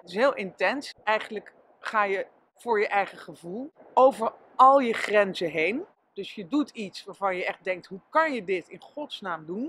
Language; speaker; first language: Dutch; native; Dutch